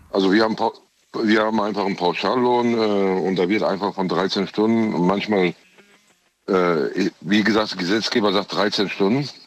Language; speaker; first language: German; early bilingual, other home language; Turkish